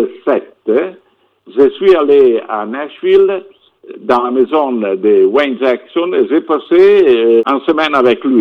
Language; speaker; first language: French; non-native, fluent; Italian